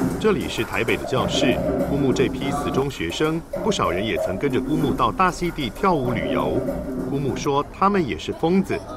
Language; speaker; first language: Chinese; native; Chinese